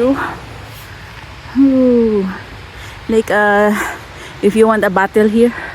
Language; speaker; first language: English; non-native, learner; Filipino